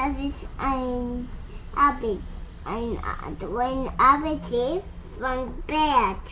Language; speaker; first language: German; early bilingual, heritage; German